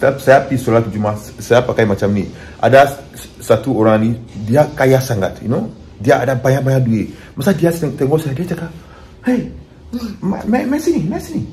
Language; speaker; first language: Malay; non-native, learner; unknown